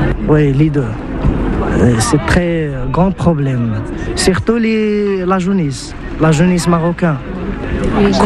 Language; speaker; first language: French; non-native, learner; Arabic